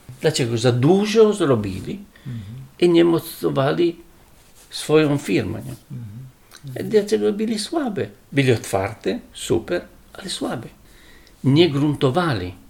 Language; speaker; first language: Polish; non-native, learner; Italian